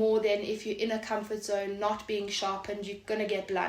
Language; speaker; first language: English; native; English